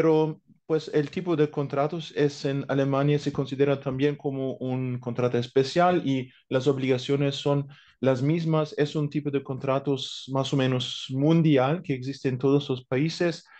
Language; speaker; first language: Spanish; non-native, fluent; German